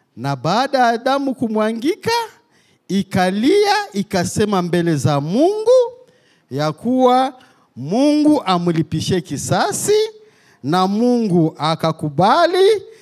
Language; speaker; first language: Swahili; native; Swahili